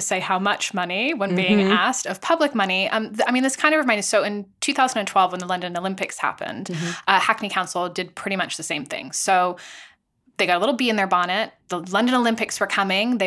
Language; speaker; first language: English; native; English